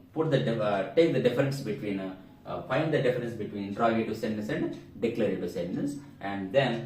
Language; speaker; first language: English; non-native, local second language; Telugu